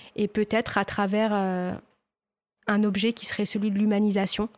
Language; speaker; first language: French; non-native, local second language; Arabic